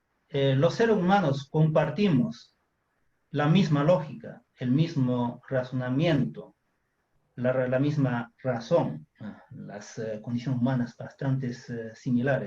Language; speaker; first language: Spanish; non-native, fluent; Chinese